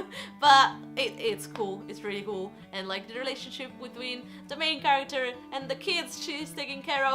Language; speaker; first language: English; non-native, fluent; Italian